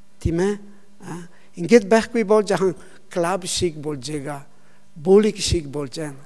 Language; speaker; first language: Mongolian; non-native, learner; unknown